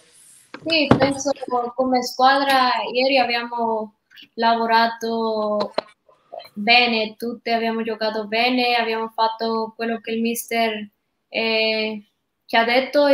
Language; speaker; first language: Italian; non-native, learner; Spanish